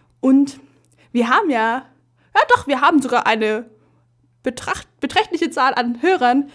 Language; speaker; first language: German; early bilingual, other home language; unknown